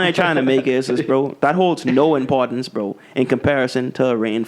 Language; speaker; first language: English; native; English